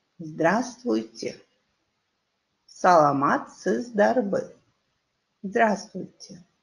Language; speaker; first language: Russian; non-native, local second language; Kyrgyz